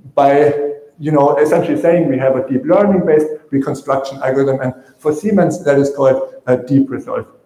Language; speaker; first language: English; non-native, fluent; German